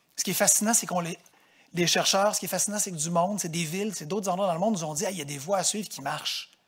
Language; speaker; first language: French; native; French